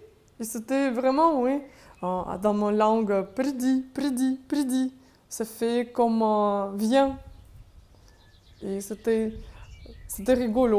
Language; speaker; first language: French; non-native, fluent; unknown